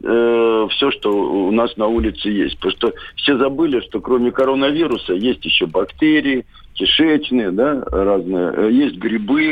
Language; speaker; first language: Russian; native; Russian